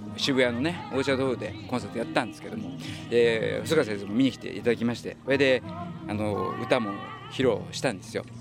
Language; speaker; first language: Japanese; native; Japanese